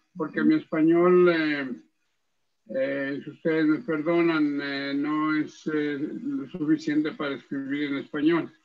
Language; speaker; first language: Spanish; early bilingual, heritage; Spanish